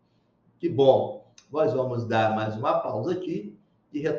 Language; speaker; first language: Portuguese; native; Portuguese